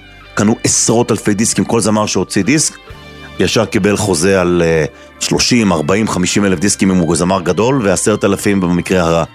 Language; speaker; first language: Hebrew; native; Hebrew